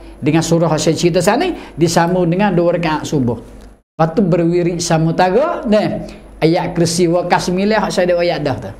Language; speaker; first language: Malay; native; Malay